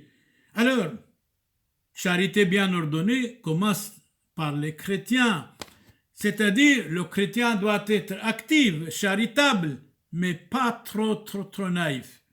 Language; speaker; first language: French; non-native, fluent; Turoyo